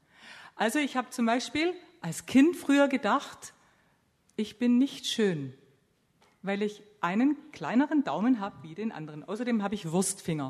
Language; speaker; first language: German; native; German